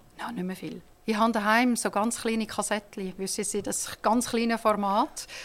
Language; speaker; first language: German; non-native, local second language; French